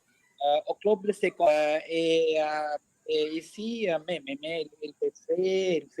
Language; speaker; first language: French; non-native, learner; Hindi